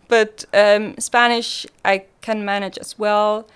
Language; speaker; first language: English; non-native, fluent; German